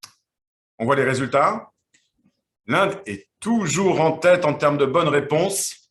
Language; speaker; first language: French; native; French